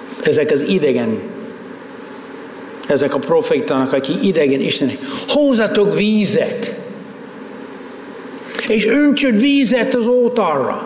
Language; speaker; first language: Hungarian; non-native, fluent; English